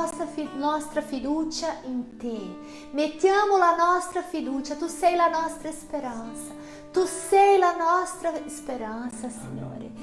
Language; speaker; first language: Italian; non-native, fluent; Portuguese